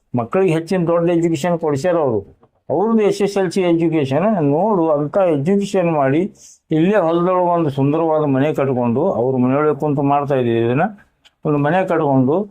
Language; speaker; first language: Kannada; native; Kannada